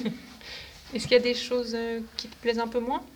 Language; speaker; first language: French; native; French